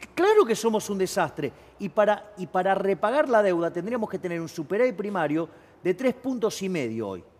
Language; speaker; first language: Spanish; native; Spanish